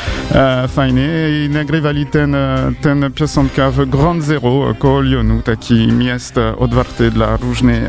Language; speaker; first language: Polish; non-native, learner; French